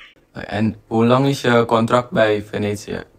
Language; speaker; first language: Dutch; non-native, fluent; Indonesian